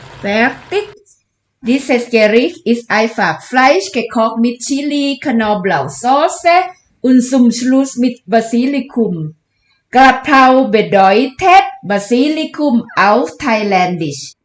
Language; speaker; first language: German; non-native, fluent; Thai